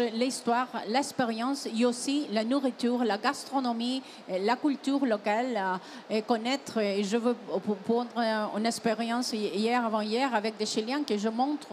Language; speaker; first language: French; non-native, fluent; Spanish